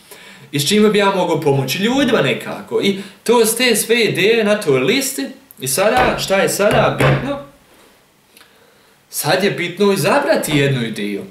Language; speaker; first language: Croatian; early bilingual, heritage; German